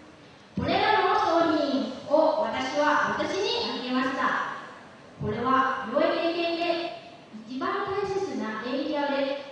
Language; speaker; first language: Japanese; non-native, learner; Lao